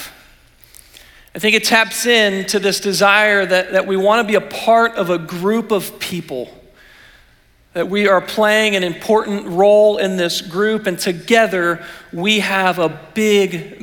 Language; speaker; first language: English; native; English